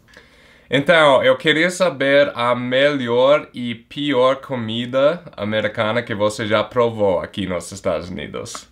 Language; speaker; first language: Portuguese; non-native, fluent; English